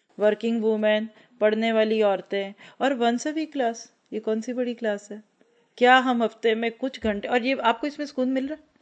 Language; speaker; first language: Urdu; native; Urdu